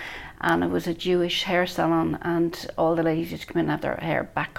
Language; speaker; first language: English; native; English